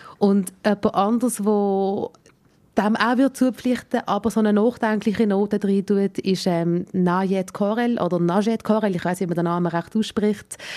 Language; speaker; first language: German; early bilingual, other home language; Malayalam